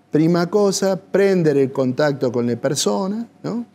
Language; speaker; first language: Italian; non-native, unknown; Spanish